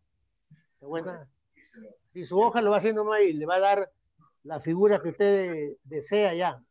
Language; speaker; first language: Spanish; native; Spanish